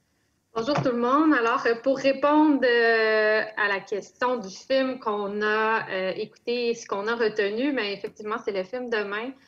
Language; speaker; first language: French; native; French